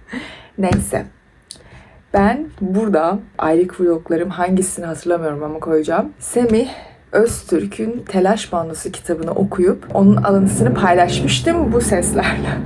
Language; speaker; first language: Turkish; early bilingual, other home language; Persian